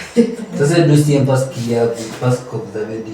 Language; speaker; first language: French; non-native, learner; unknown